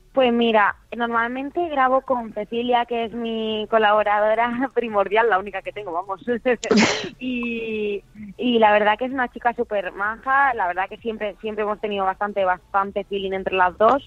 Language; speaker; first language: Spanish; native; Spanish